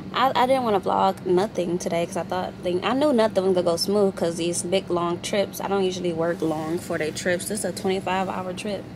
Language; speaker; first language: English; native; English